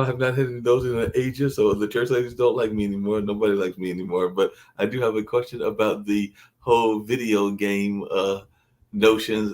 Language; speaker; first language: English; native; English